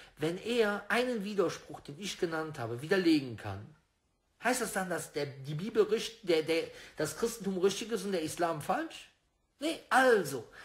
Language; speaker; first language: German; native; German